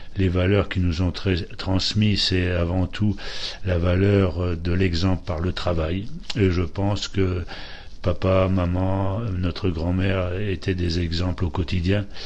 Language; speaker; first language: French; early bilingual, other home language; Polish